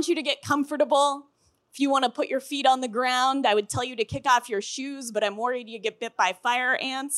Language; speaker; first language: English; native; English